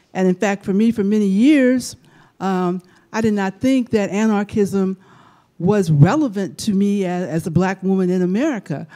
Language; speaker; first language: English; native; English